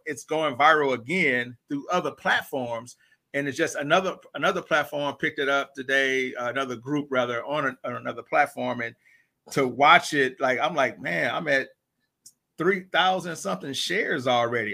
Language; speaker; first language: English; native; English